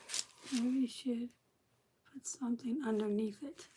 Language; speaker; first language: English; native; English